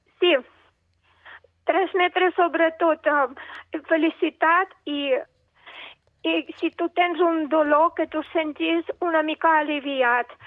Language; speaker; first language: Catalan; non-native, fluent; Russian